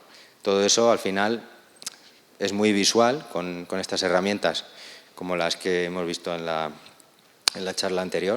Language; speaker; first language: Spanish; native; Spanish